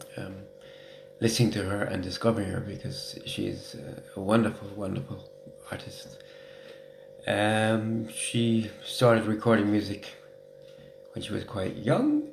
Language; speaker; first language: English; native; English